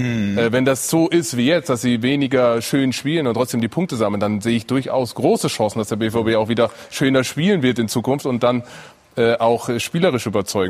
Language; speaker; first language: German; native; German